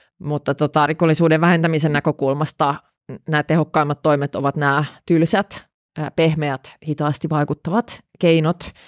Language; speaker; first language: Finnish; non-native, local second language; Swedish